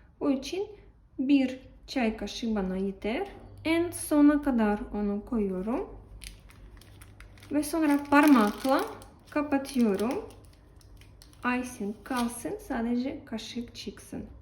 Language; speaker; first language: Turkish; non-native, learner; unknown